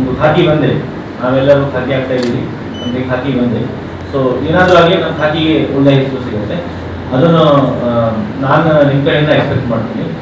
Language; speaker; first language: Kannada; non-native, local second language; Hindi